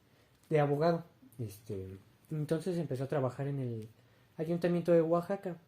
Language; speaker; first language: Spanish; native; Spanish